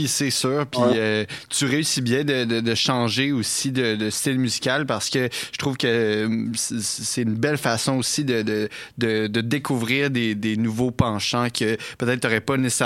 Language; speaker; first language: French; native; French